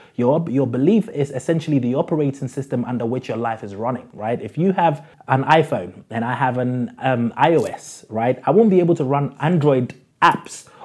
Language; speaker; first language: English; native; English